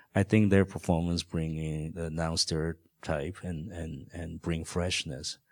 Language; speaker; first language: English; non-native, fluent; Chinese